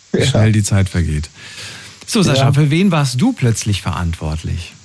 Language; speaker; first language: German; native; German